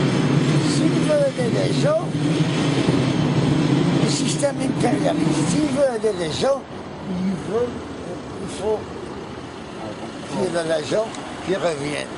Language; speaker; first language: French; non-native, fluent; Dutch